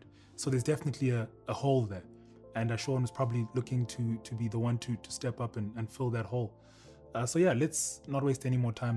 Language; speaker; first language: English; native; English